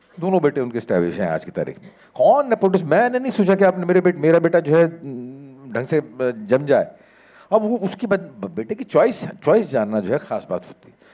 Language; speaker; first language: Hindi; native; Hindi